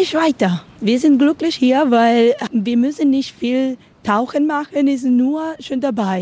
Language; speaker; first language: German; non-native, learner; Spanish